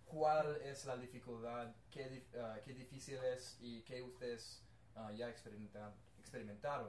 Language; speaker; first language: Spanish; non-native, learner; English